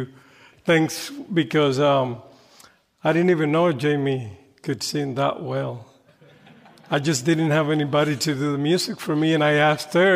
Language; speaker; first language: English; non-native, fluent; Spanish